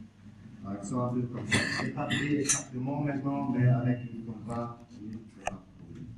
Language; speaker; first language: French; non-native, learner; German